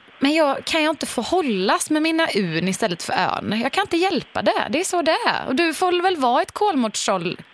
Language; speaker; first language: Swedish; native; Swedish